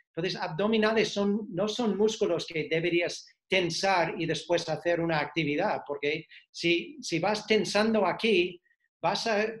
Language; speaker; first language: Spanish; non-native, fluent; English